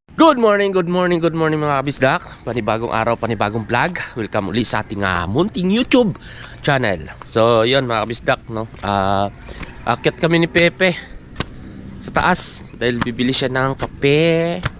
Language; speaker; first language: Filipino; non-native, local second language; Cebuano